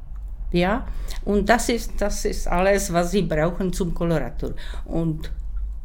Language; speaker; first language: German; non-native, learner; Czech